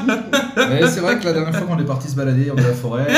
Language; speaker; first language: French; native; French